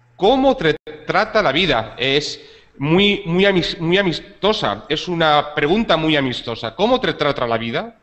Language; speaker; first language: Spanish; native; Spanish